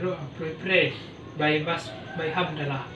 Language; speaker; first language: English; non-native, learner; Indonesian